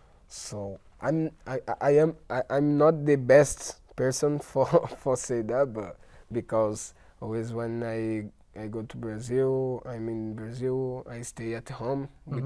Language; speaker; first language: English; non-native, learner; Portuguese